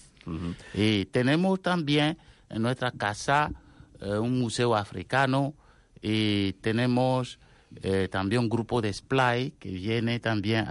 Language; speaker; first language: Spanish; non-native, fluent; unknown